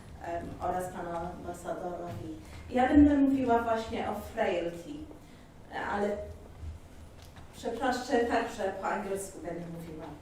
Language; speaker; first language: Polish; early bilingual, heritage; Polish